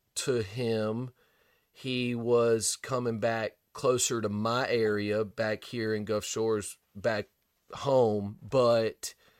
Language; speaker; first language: English; native; English